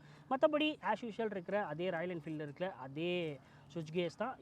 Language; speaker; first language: Tamil; native; Tamil